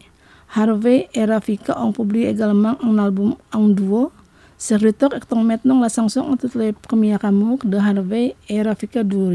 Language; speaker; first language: French; non-native, fluent; Indonesian